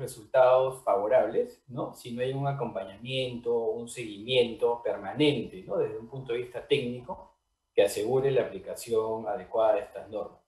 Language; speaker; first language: Spanish; native; Spanish